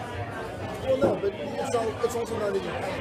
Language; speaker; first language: English; native; English